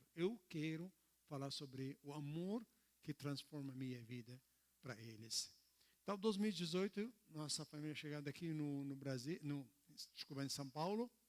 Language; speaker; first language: Portuguese; non-native, learner; Arabic